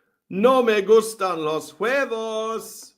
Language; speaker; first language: Spanish; non-native, learner; Welsh